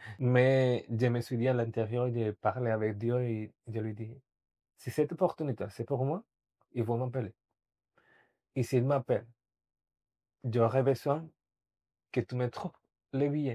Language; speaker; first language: French; non-native, fluent; Spanish